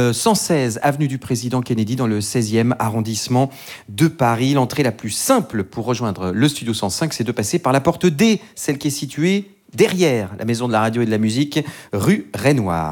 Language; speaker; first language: French; native; French